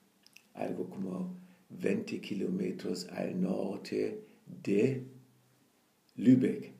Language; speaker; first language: Spanish; non-native, learner; German